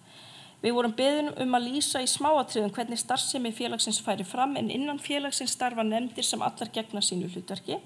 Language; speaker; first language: Icelandic; native; Icelandic